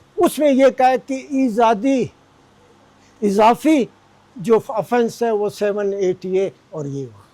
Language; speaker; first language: Urdu; non-native, local second language; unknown